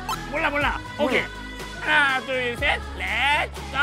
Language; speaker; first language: Korean; native; Korean